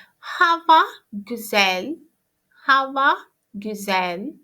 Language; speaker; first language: Turkish; non-native, fluent; Portuguese